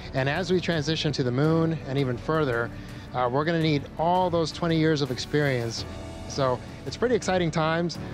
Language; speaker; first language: English; early bilingual, other home language; Spanish